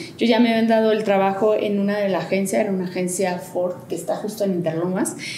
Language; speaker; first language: Spanish; native; Spanish